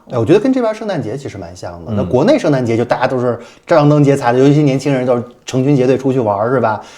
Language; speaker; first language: Chinese; native; Chinese